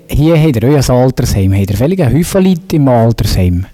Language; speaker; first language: German; native; German